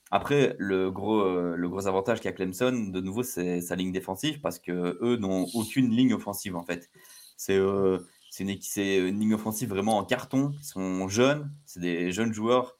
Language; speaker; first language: French; native; French